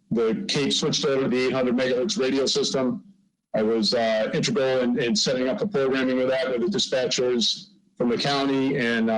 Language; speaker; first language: English; native; English